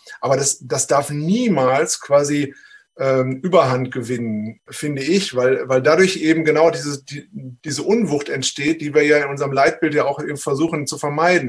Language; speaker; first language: German; native; German